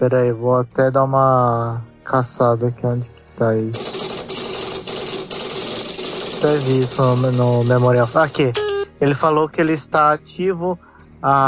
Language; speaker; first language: Portuguese; native; Portuguese